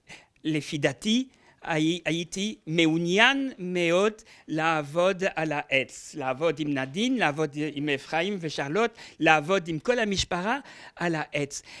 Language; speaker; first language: Hebrew; non-native, fluent; French